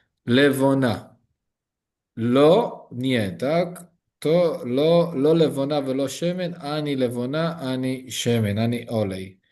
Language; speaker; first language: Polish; non-native, learner; Hebrew